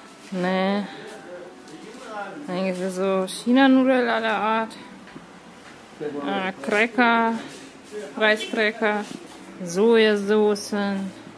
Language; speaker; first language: German; non-native, fluent; Russian